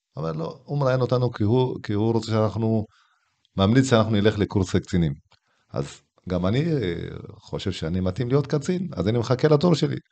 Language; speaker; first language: Hebrew; early bilingual, other home language; Tigrinya